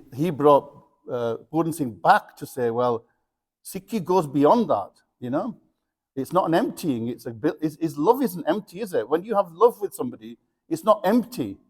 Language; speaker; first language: English; early bilingual, other home language; Punjabi